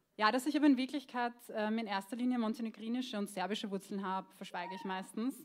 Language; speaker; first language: German; early bilingual, other home language; Croatian